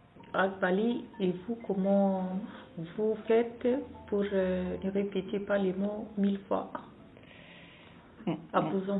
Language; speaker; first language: French; non-native, local second language; Arabic